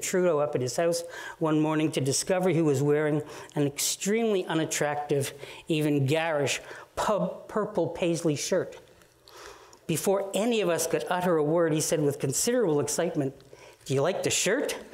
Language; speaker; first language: English; native; English